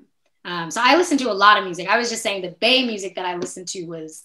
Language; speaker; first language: English; native; English